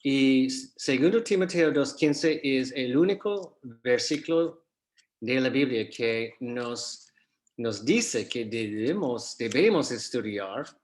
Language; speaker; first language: Spanish; non-native, fluent; English